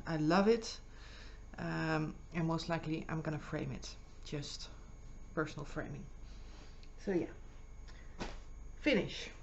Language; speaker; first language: English; non-native, fluent; Dutch